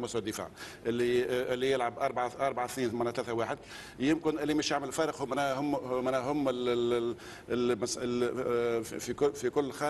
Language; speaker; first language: Arabic; native; Arabic